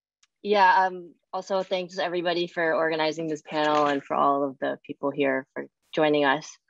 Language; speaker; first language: English; native; English